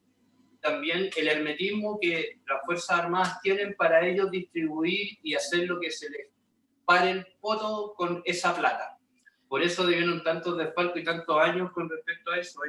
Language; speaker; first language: Spanish; native; Spanish